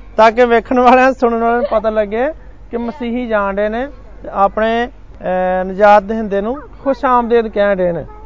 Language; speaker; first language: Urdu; non-native, local second language; Punjabi